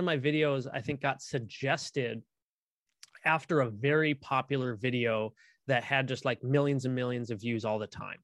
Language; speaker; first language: English; native; English